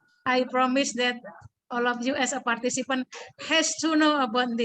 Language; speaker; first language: English; non-native, learner; Indonesian